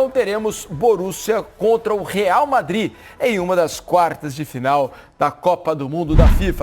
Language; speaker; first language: Portuguese; native; Portuguese